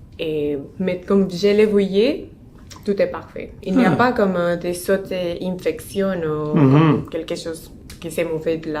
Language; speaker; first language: French; non-native, learner; Spanish